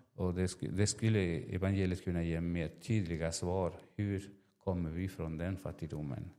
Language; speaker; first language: Swedish; non-native, fluent; Spanish